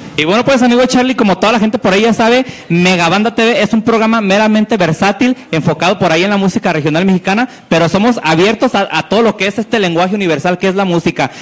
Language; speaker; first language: Spanish; native; Spanish